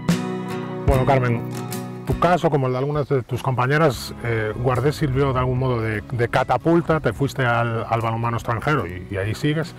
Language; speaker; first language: Spanish; native; Spanish